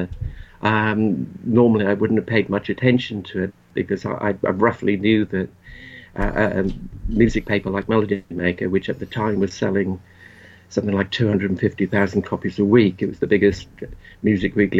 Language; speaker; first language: English; native; English